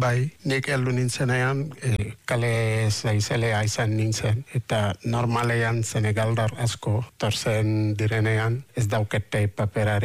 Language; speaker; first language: Basque; non-native, learner; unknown